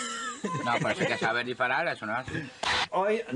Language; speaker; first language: Spanish; native; Spanish